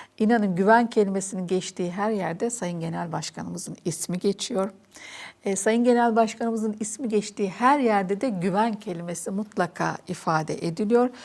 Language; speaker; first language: Turkish; native; Turkish